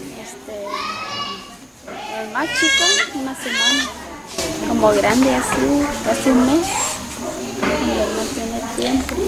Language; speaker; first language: Spanish; non-native, local second language; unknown